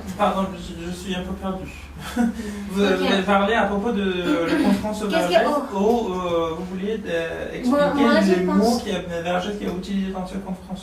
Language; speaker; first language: French; non-native, learner; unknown